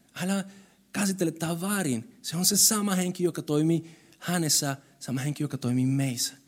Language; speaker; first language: Finnish; non-native, fluent; Spanish